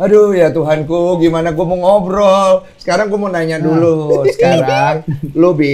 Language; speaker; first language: Indonesian; native; Indonesian